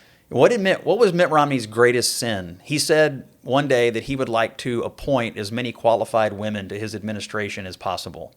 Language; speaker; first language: English; native; English